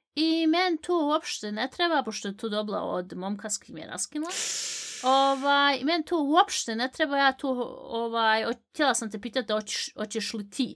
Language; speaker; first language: Bosnian; early bilingual, heritage; Bosnian